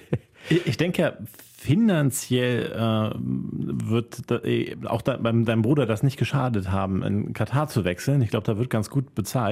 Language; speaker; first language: German; native; German